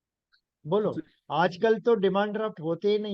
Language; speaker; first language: Hindi; non-native, local second language; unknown